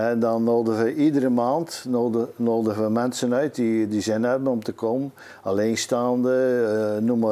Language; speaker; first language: Dutch; native; Dutch